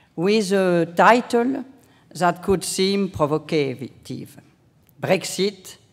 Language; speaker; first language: English; non-native, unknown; French